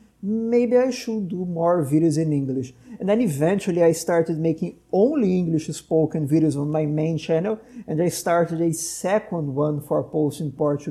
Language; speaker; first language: English; non-native, fluent; Portuguese